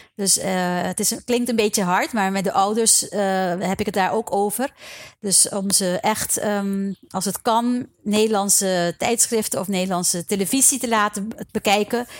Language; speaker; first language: Dutch; non-native, local second language; Papiamento